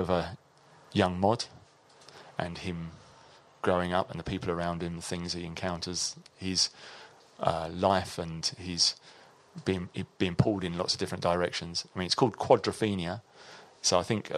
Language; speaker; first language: English; native; English